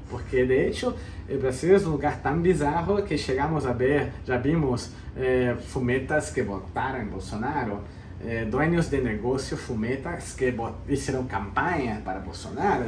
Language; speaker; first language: Spanish; early bilingual, heritage; Spanish